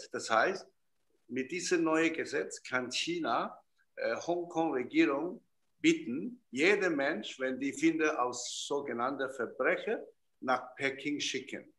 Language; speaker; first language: German; non-native, fluent; Chinese